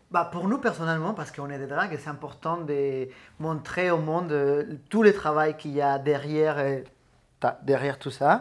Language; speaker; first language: French; native; French